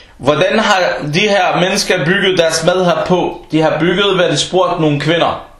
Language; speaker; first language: Danish; early bilingual, other home language; Arabic